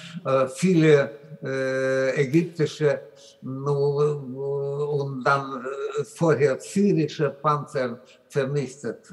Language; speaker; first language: German; non-native, learner; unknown